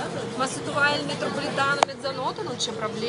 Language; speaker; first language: Italian; non-native, learner; Russian